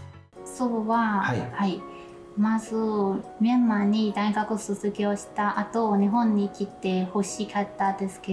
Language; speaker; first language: Japanese; non-native, learner; Burmese